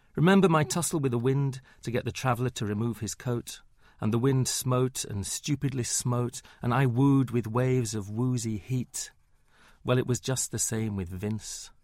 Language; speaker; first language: English; native; English